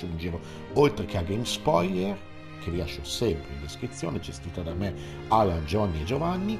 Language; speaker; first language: Italian; native; Italian